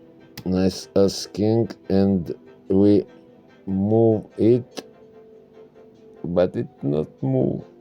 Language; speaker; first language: English; non-native, learner; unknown